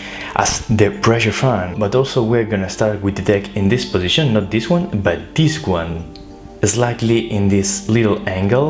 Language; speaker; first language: English; non-native, fluent; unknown